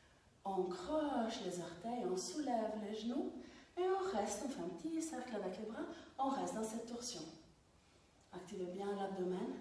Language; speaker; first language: French; non-native, fluent; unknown